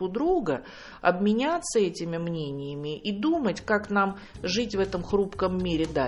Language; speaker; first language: Russian; native; Russian